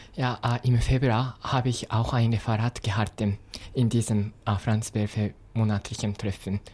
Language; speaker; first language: German; non-native, fluent; Japanese